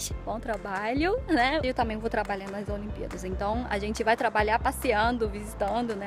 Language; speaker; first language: Portuguese; non-native, fluent; Chinese